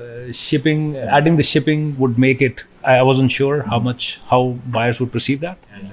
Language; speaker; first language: English; non-native, local second language; Hindi